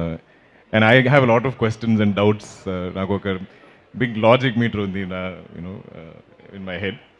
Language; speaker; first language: Telugu; non-native, learner; Malayalam